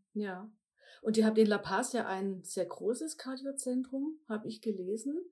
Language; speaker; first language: German; native; German